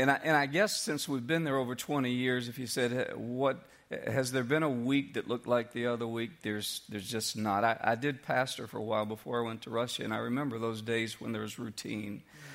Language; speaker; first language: English; native; English